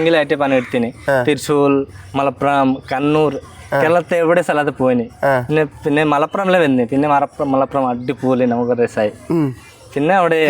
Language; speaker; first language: Malayalam; non-native, fluent; Bangla